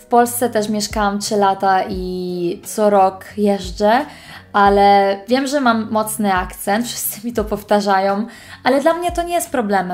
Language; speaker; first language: Polish; early bilingual, heritage; Polish